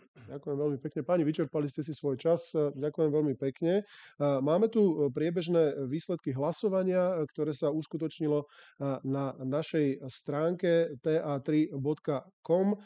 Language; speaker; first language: Slovak; native; Slovak